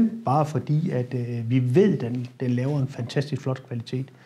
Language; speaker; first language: Danish; native; Danish